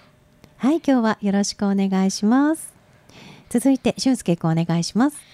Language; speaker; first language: Japanese; native; Japanese